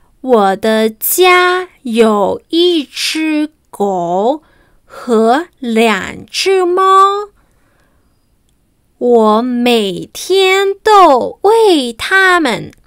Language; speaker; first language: Chinese; non-native, fluent; Spanish